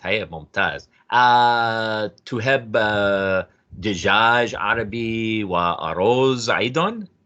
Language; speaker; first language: Arabic; non-native, fluent; English